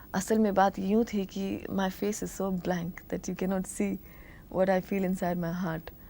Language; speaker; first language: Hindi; non-native, local second language; Telugu